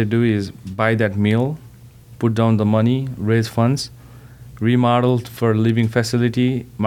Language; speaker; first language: English; non-native, local second language; Nepali